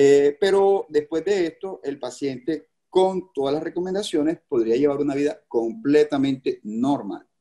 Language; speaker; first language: Spanish; native; Spanish